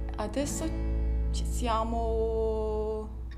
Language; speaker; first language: Italian; non-native, learner; Turkish